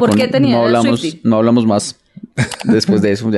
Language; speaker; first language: Spanish; native; Spanish